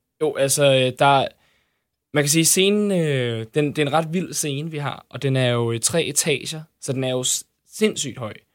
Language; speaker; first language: Danish; native; Danish